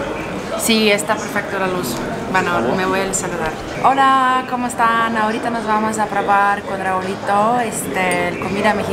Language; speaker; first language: Spanish; non-native, learner; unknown